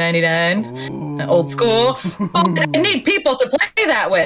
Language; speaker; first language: English; non-native, fluent; Slovenian